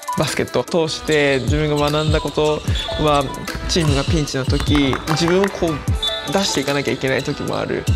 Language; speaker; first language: Japanese; early bilingual, other home language; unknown